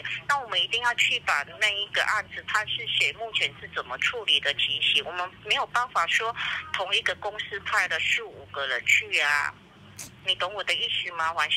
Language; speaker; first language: Chinese; native; Chinese